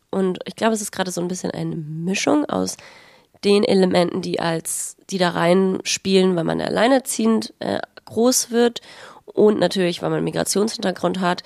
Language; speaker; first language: German; native; German